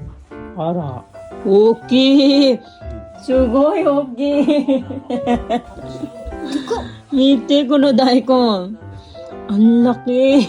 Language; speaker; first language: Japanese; non-native, learner; Filipino